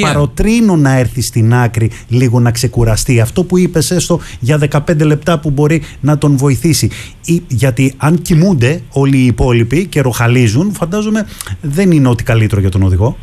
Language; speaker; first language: Greek; native; Greek